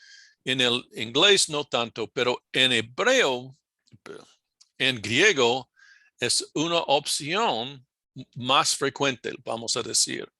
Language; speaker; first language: Spanish; non-native, fluent; English